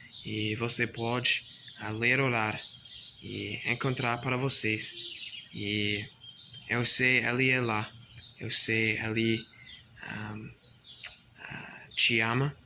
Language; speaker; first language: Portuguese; non-native, learner; English